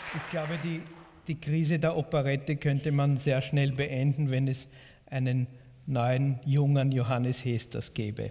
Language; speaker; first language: German; native; German